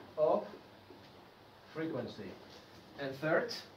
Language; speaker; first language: English; non-native, fluent; Spanish